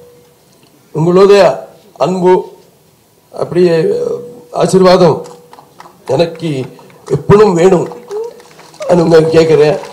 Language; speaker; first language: Tamil; non-native, local second language; Telugu